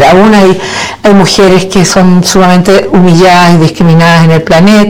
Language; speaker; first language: Spanish; native; Spanish